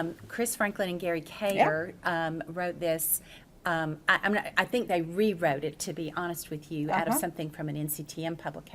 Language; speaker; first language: English; native; English